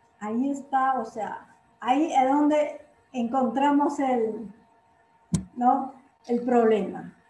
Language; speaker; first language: Spanish; non-native, fluent; Portuguese